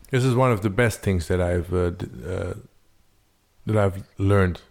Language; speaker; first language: English; non-native, fluent; Dutch